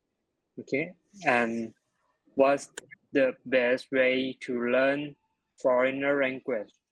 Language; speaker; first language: English; non-native, learner; Chinese